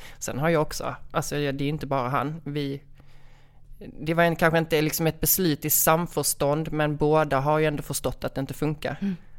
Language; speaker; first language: Swedish; native; Swedish